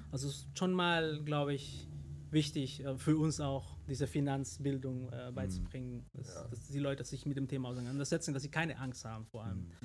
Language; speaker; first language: German; non-native, fluent; Spanish